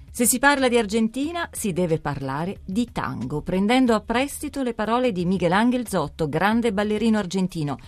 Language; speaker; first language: Italian; native; Italian